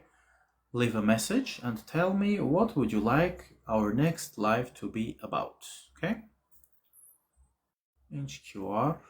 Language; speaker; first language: English; non-native, fluent; Armenian